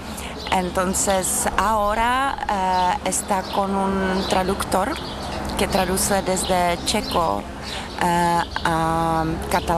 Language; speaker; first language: Spanish; non-native, fluent; Czech